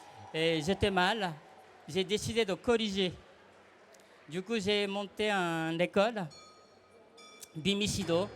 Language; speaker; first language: French; non-native, fluent; Japanese